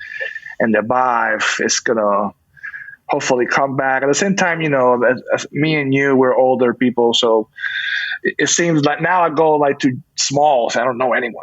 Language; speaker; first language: English; non-native, fluent; Spanish